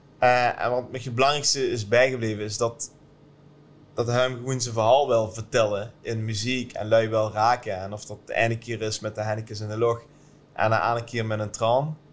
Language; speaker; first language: Dutch; native; Dutch